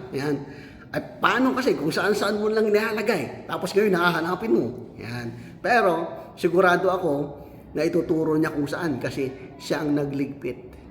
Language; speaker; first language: Filipino; non-native, local second language; Cebuano